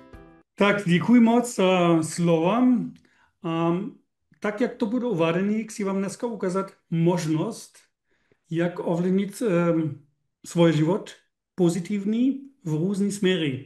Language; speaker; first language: Czech; non-native, learner; German